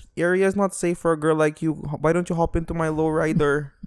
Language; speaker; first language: English; native; English